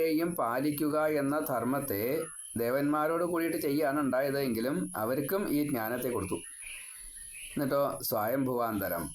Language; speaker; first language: Malayalam; native; Malayalam